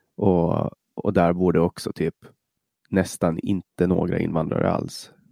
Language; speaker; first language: Swedish; native; Swedish